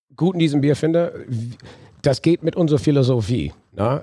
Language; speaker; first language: German; non-native, fluent; English